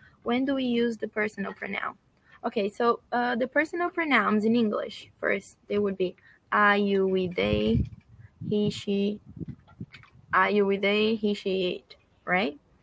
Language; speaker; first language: English; non-native, fluent; Portuguese